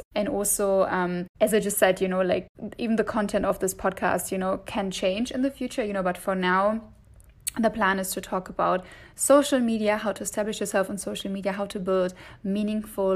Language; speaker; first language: English; non-native, fluent; German